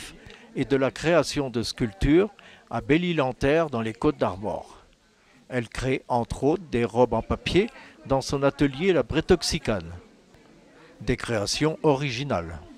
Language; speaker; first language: French; native; French